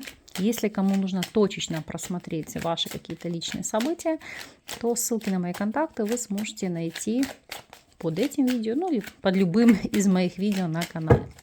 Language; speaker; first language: Russian; native; Russian